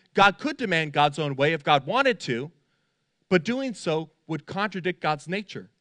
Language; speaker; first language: English; native; English